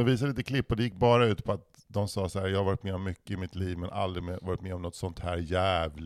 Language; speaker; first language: Swedish; native; Swedish